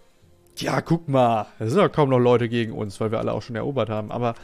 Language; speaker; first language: German; native; German